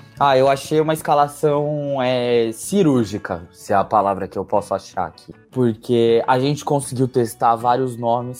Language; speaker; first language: Portuguese; native; Portuguese